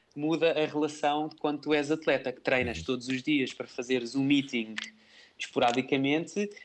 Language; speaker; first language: Portuguese; native; Portuguese